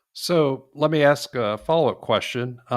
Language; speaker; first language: English; native; English